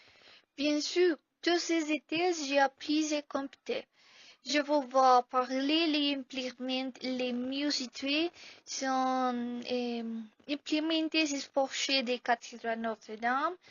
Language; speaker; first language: French; non-native, learner; Spanish